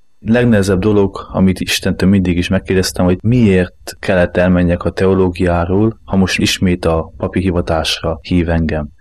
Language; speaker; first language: Hungarian; native; Hungarian